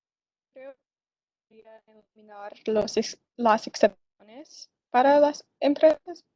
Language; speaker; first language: Spanish; non-native, learner; English